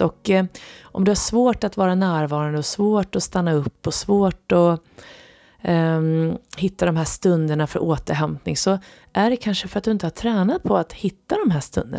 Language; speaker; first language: Swedish; native; Swedish